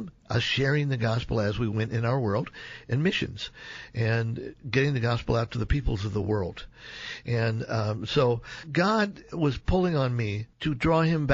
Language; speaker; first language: English; native; English